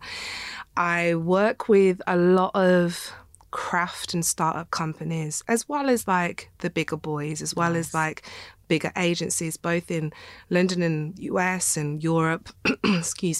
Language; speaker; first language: English; native; English